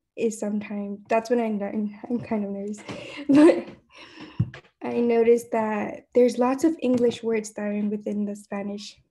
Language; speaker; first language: English; native; English